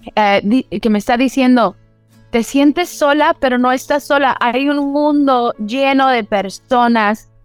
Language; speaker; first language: Spanish; early bilingual, heritage; Spanish